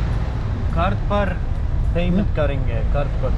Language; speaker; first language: Hindi; non-native, learner; Turkish